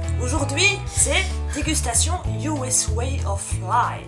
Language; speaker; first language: French; native; French